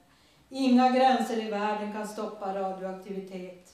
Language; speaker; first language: Swedish; native; Swedish